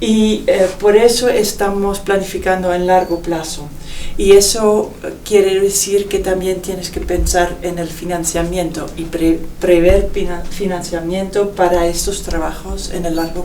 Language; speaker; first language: Spanish; non-native, fluent; Dutch